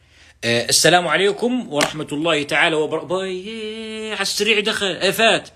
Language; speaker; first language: Arabic; native; Arabic